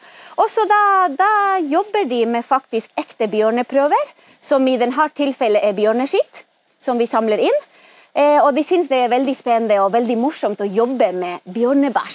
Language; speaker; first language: Norwegian; non-native, fluent; Spanish